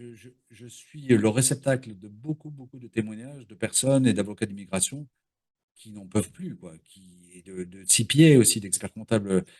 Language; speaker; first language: French; native; French